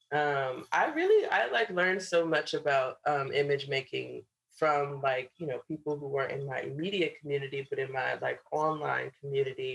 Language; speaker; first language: English; native; English